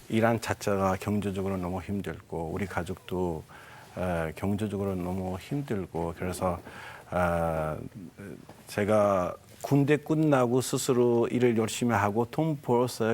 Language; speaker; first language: Korean; non-native, fluent; Persian